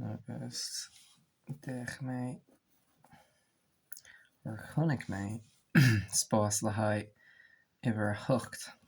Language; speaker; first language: Irish; non-native, local second language; English